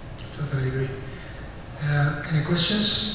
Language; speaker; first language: English; non-native, fluent; Arabic